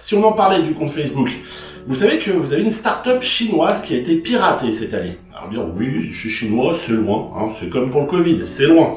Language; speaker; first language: French; native; French